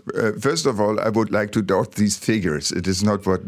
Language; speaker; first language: English; non-native, fluent; German